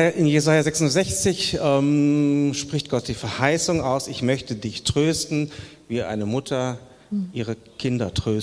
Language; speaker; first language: German; native; German